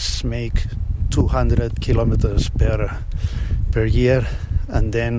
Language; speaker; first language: English; non-native, fluent; Spanish